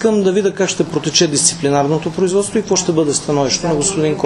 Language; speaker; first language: Bulgarian; native; Bulgarian